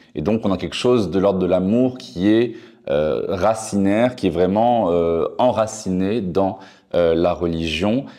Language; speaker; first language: French; non-native, local second language; Arabic